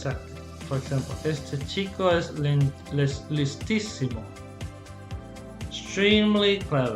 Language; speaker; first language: Spanish; non-native, fluent; English